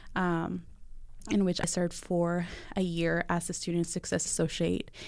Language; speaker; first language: English; early bilingual, other home language; Spanish